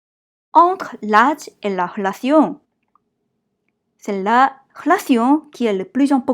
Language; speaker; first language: French; non-native, fluent; Korean